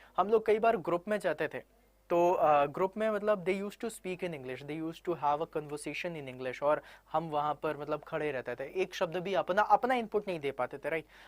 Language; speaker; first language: Hindi; native; Hindi